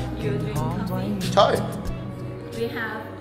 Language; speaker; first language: English; non-native, learner; Korean